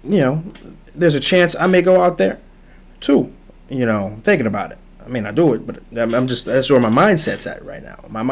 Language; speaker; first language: English; early bilingual, other home language; Haitian Creole